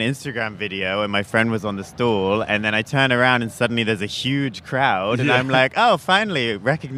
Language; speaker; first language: English; native; English